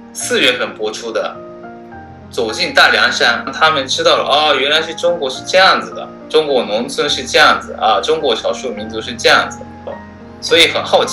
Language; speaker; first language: Chinese; non-native, fluent; Japanese